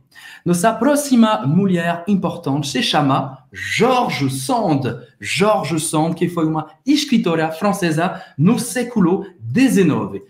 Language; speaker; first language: Portuguese; non-native, fluent; French